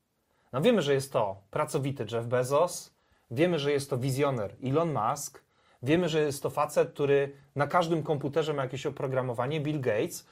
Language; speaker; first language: Polish; native; Polish